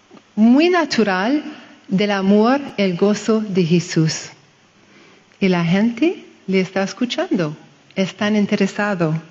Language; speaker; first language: Spanish; non-native, fluent; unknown